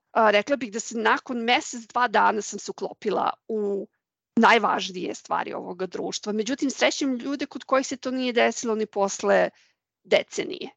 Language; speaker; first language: Serbian; native; Serbian